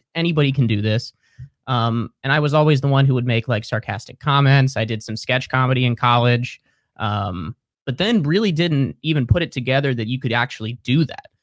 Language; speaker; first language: English; native; English